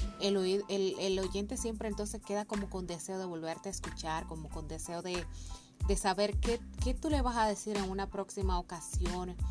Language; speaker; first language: Spanish; native; Spanish